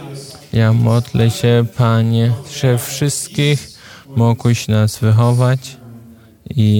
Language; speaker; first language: Polish; non-native, fluent; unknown